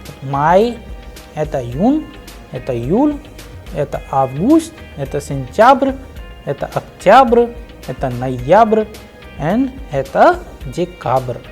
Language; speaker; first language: Russian; non-native, fluent; Hindi